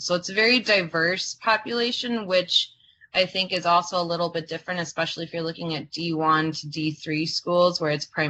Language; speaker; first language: English; early bilingual, other home language; Croatian